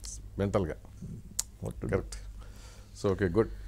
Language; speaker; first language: Telugu; native; Telugu